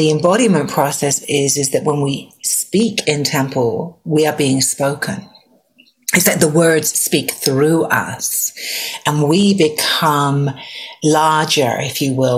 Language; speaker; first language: English; native; English